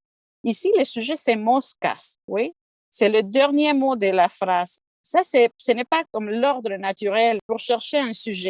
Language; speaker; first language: French; non-native, fluent; Spanish